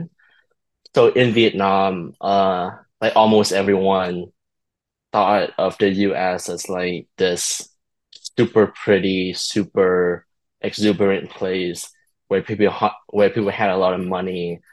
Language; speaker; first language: English; early bilingual, other home language; Vietnamese